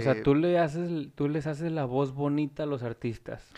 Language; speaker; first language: Spanish; native; Spanish